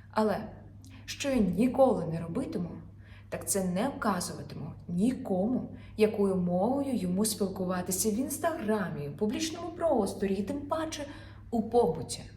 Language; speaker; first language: Ukrainian; non-native, local second language; Russian